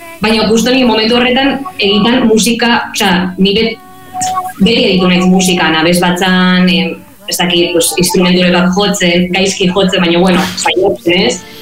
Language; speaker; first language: Basque; non-native, local second language; Spanish